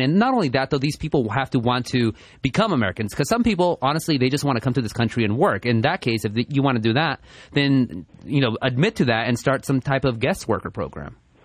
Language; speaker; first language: English; early bilingual, other home language; Spanish